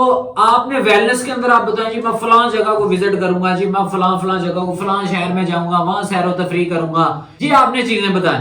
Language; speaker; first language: Hindi; non-native, local second language; Punjabi